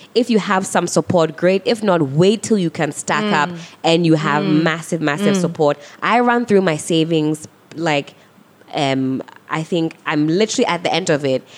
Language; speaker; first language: English; native; English